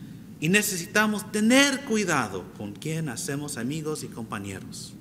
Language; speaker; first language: Spanish; non-native, fluent; English